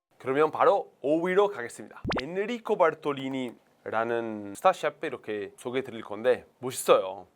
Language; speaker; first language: Korean; non-native, fluent; Italian